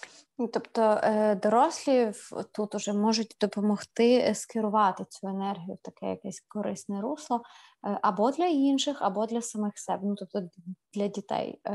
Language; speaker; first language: Ukrainian; native; Ukrainian